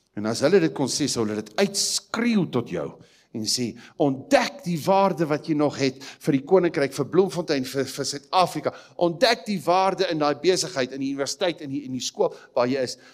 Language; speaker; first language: Afrikaans; native; Afrikaans